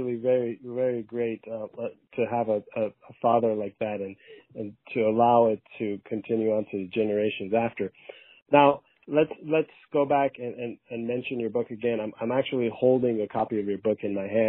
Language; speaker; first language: English; early bilingual, other home language; Persian